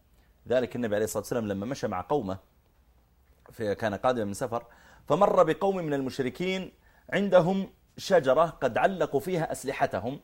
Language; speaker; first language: Arabic; native; Arabic